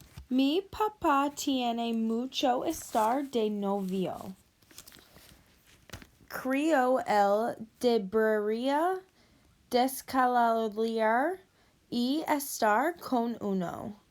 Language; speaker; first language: Spanish; non-native, learner; English